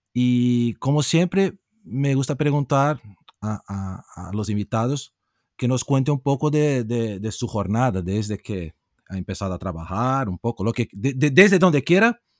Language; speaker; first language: Spanish; non-native, fluent; Portuguese